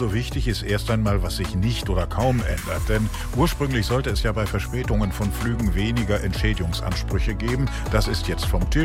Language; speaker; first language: German; native; German